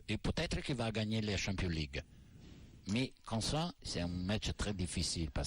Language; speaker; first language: French; non-native, learner; Italian